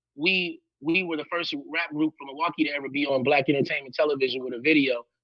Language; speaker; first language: English; native; English